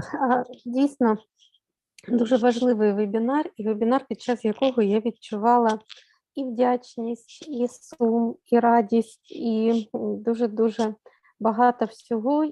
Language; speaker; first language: Ukrainian; native; Ukrainian